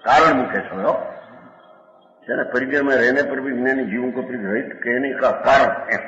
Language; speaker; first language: Hindi; non-native, local second language; Gujarati